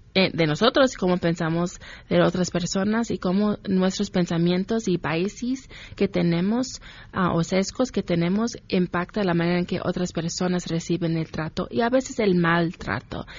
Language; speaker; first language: Spanish; early bilingual, heritage; Spanish